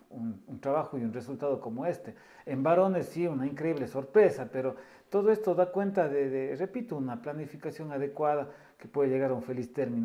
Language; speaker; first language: Spanish; native; Spanish